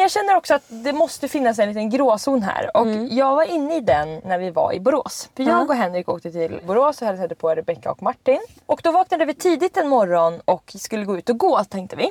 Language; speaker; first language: Swedish; native; Swedish